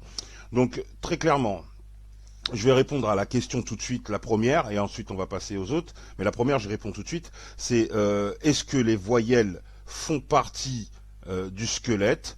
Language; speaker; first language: French; native; French